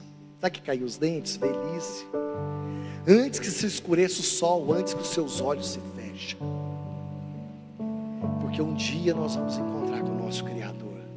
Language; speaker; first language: Portuguese; native; Portuguese